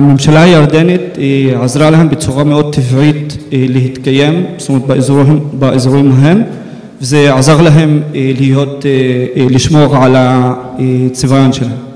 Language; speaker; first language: Hebrew; non-native, local second language; Arabic